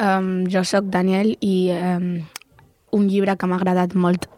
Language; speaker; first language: Catalan; non-native, local second language; Spanish